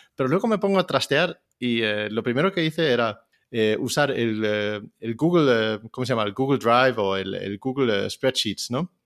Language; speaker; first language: Spanish; non-native, fluent; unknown